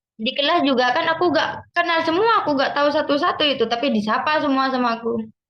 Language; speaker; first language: Indonesian; non-native, local second language; Madurese